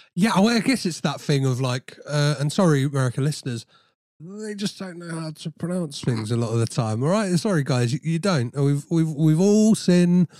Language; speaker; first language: English; early bilingual, other home language; Greek